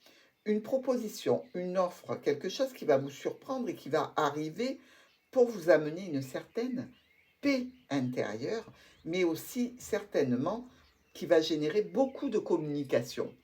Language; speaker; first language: French; native; French